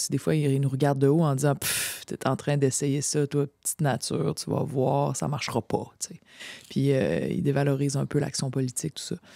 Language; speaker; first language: French; native; French